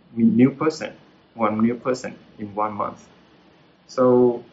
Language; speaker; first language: English; non-native, fluent; Vietnamese